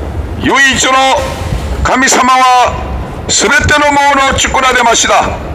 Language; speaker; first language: Japanese; non-native, learner; Korean